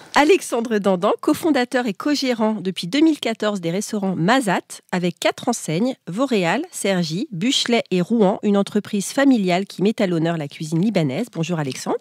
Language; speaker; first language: French; native; French